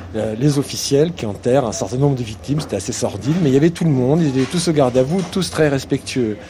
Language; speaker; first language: French; native; French